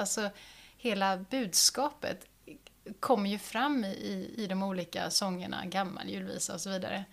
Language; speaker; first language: Swedish; native; Swedish